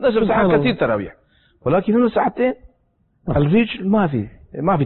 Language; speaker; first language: Arabic; non-native, learner; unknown